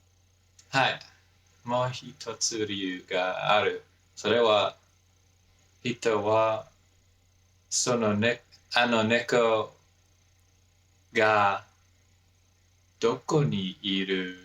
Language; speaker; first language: Japanese; non-native, learner; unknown